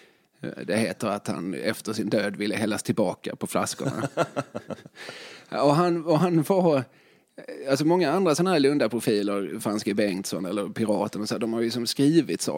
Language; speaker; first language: Swedish; native; Swedish